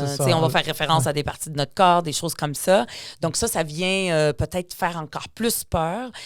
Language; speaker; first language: French; early bilingual, other home language; Arabic